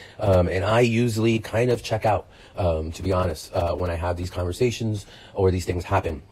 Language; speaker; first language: English; native; English